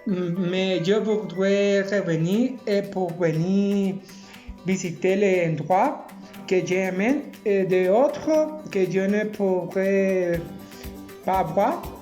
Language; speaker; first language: French; non-native, learner; Spanish